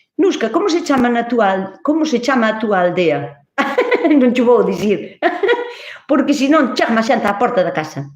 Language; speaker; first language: Galician; native; Galician